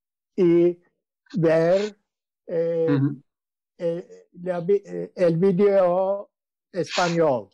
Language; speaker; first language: Spanish; non-native, learner; Turkish